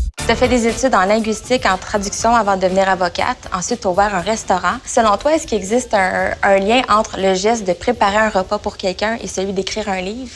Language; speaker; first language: French; native; French